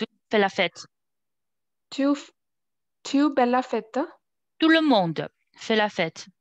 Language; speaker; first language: French; non-native, fluent; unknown